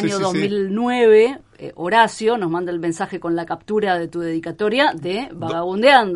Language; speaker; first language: Spanish; native; Spanish